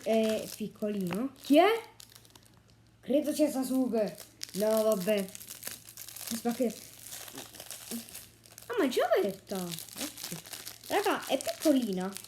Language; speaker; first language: Italian; native; Italian